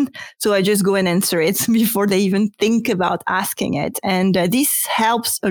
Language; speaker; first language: English; non-native, fluent; French